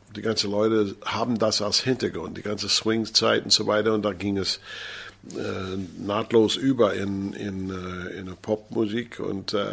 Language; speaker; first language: German; non-native, fluent; English